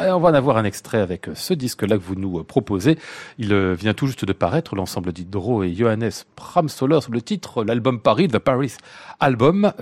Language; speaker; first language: French; native; French